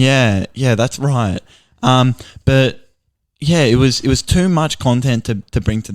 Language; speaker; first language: English; native; English